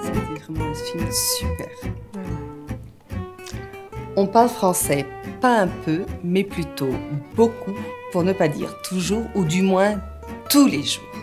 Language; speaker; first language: French; early bilingual, other home language; Portuguese